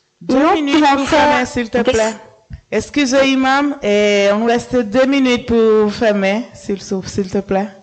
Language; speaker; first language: French; non-native, fluent; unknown